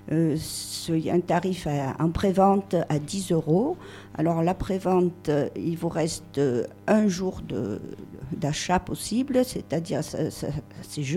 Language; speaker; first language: French; native; French